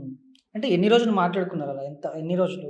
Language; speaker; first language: Telugu; native; Telugu